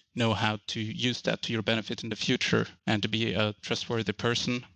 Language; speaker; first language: English; non-native, fluent; Norwegian